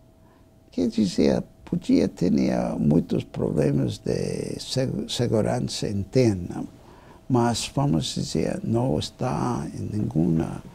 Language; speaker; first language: Portuguese; non-native, fluent; English